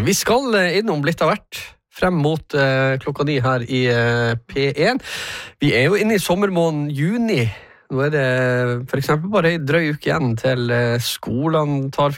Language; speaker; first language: Norwegian; native; Norwegian